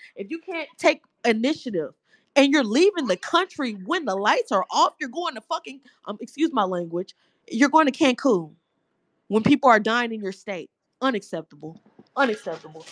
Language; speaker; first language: English; native; English